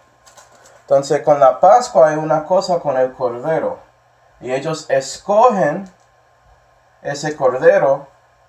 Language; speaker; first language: Spanish; non-native, fluent; English